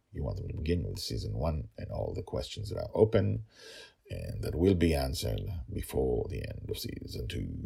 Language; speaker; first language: English; non-native, fluent; Hebrew